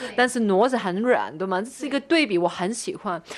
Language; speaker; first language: Chinese; non-native, fluent; Cantonese